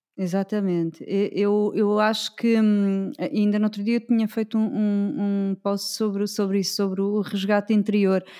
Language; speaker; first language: Portuguese; native; Portuguese